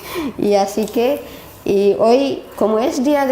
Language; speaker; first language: Spanish; non-native, learner; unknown